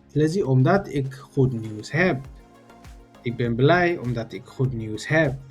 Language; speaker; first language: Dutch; non-native, learner; Tigrinya